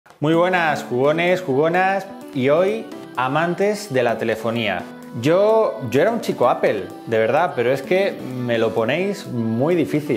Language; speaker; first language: Spanish; native; Spanish